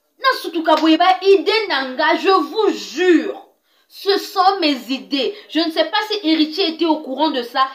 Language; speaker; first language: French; non-native, local second language; Lingala